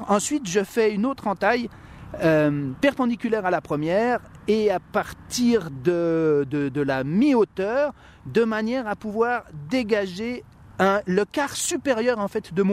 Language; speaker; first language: French; native; French